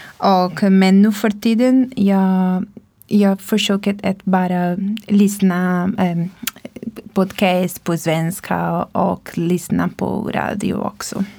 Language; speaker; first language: Swedish; non-native, learner; Portuguese